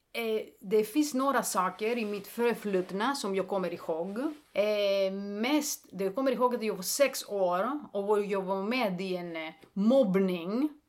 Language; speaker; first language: Swedish; non-native, fluent; Greek